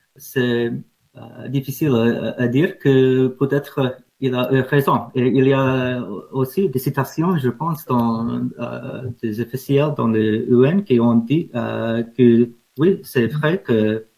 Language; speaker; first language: French; non-native, learner; English